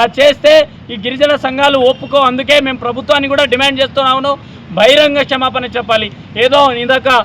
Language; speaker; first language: Telugu; non-native, local second language; Lambadi